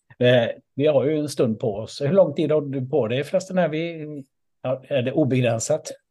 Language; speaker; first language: Swedish; native; Swedish